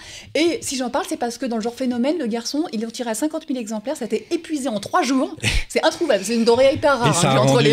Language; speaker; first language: French; native; French